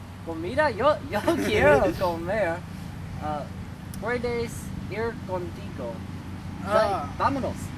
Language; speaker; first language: Spanish; non-native, learner; English